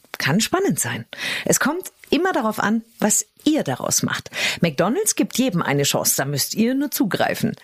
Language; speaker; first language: German; native; German